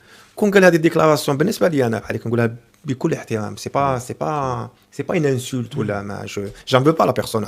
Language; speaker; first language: French; native; French